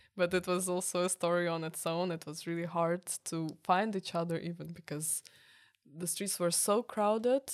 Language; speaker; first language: English; non-native, fluent; Ukrainian